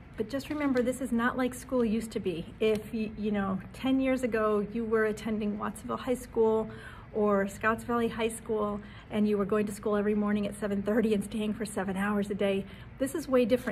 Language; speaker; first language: English; native; English